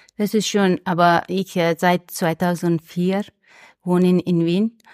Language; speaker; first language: German; non-native, learner; Persian